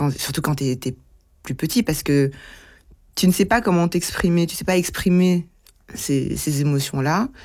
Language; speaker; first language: French; early bilingual, other home language; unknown